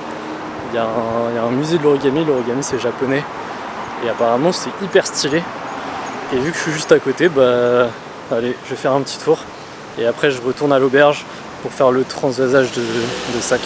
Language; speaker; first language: French; native; French